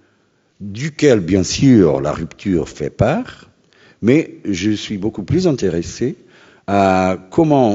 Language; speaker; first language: French; non-native, fluent; Portuguese